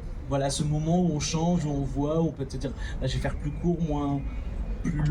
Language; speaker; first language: French; native; French